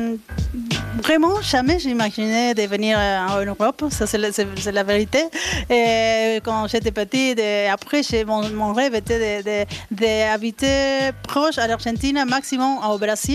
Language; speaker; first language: French; non-native, fluent; Spanish